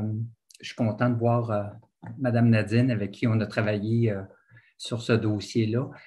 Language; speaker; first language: French; native; French